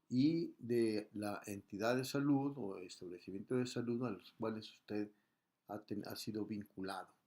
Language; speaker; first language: Spanish; native; Spanish